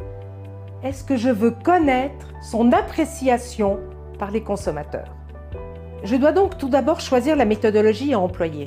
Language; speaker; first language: French; native; French